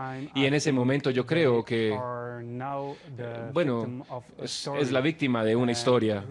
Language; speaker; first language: Spanish; non-native, fluent; Dutch